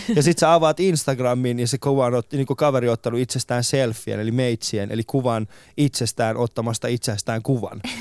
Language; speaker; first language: Finnish; early bilingual, other home language; Persian